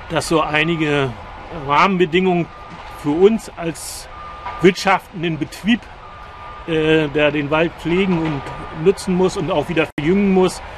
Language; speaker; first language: German; native; German